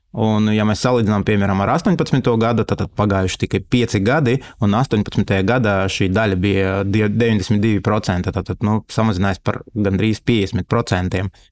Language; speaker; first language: Latvian; non-native, local second language; Russian